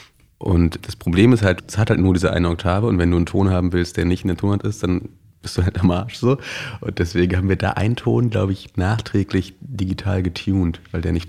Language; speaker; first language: German; native; German